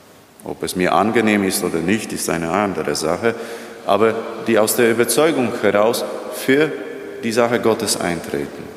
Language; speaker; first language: German; non-native, fluent; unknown